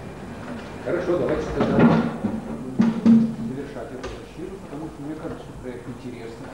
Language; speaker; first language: Russian; native; Russian